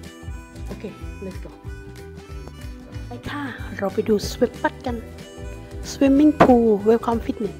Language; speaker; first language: English; non-native, learner; Thai